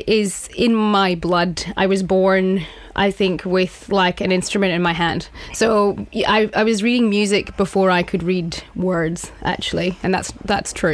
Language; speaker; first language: English; native; English